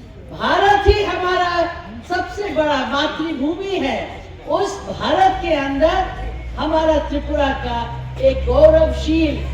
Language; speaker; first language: Hindi; non-native, local second language; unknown